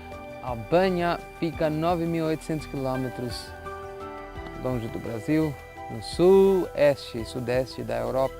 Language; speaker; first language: Portuguese; non-native, fluent; Albanian